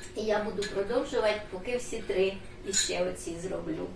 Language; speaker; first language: Ukrainian; native; Ukrainian